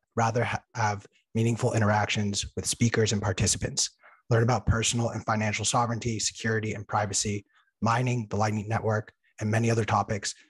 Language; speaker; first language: English; native; English